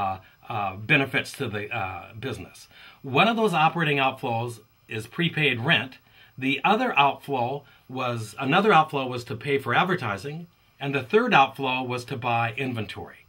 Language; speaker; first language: English; native; English